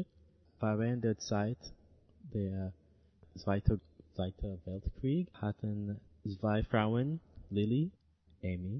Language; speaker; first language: German; non-native, learner; English